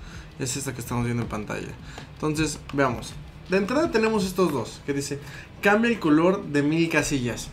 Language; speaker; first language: Spanish; native; Spanish